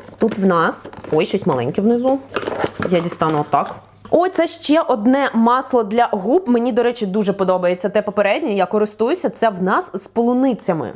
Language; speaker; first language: Ukrainian; native; Ukrainian